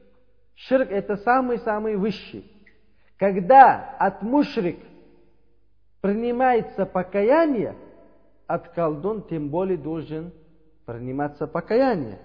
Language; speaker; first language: Russian; non-native, learner; Uzbek